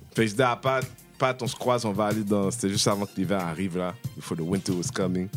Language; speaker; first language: French; early bilingual, heritage; French